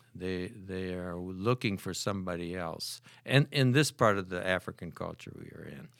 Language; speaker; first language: English; native; English